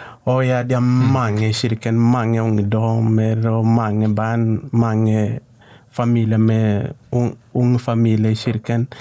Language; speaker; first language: Norwegian; non-native, local second language; Swahili